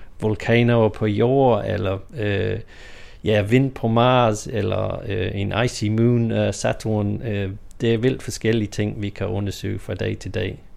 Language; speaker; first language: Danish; non-native, fluent; English